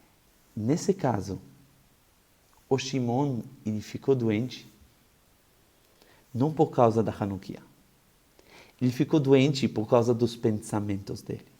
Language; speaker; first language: Portuguese; non-native, fluent; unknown